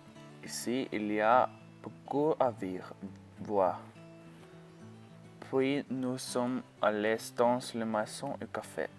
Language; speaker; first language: French; non-native, learner; Norwegian